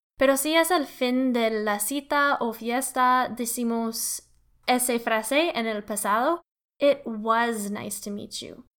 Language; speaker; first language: Spanish; non-native, learner; English